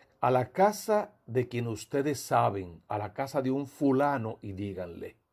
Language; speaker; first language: Spanish; native; Spanish